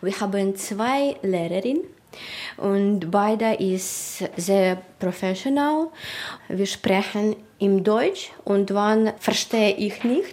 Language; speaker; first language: German; non-native, learner; Ukrainian